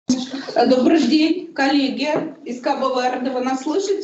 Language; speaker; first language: Russian; native; Russian